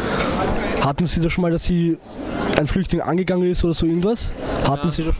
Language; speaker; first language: German; native; German